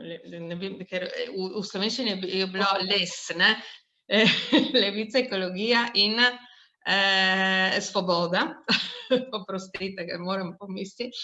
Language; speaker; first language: Slovenian; non-native, local second language; Italian